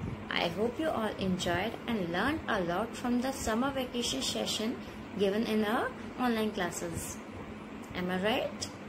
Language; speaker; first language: English; non-native, local second language; Hindi